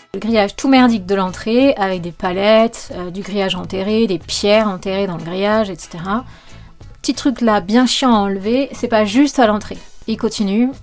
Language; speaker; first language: French; native; French